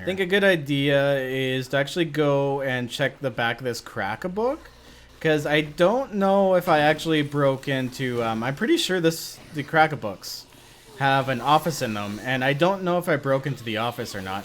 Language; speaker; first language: English; native; English